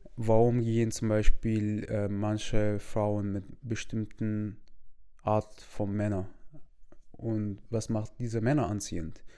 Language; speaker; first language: German; non-native, fluent; Arabic